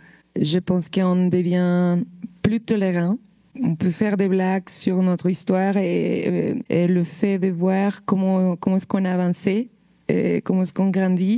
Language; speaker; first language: French; non-native, fluent; Spanish